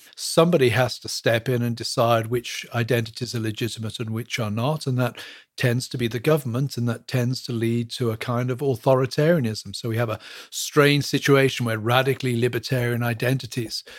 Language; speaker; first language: English; native; English